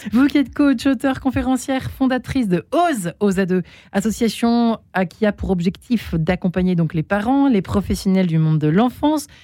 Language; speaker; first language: French; native; French